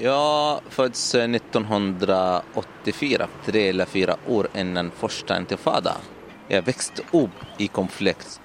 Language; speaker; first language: Swedish; non-native, learner; Arabic